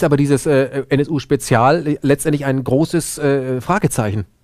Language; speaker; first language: German; native; German